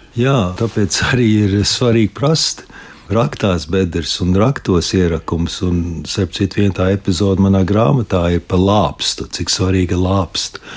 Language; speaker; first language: Latvian; early bilingual, heritage; Latvian